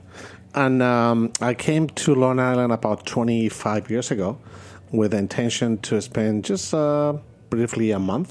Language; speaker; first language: English; non-native, fluent; Spanish